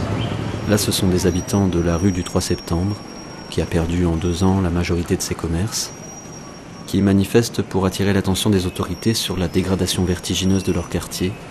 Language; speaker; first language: French; native; French